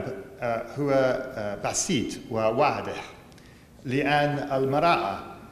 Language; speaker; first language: Arabic; non-native, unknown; English